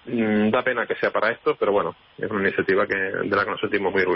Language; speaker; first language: Spanish; native; Spanish